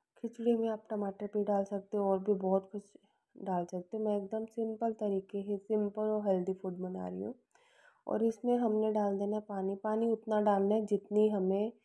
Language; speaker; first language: Hindi; non-native, local second language; Punjabi